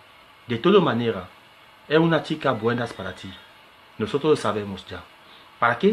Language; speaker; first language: Spanish; non-native, learner; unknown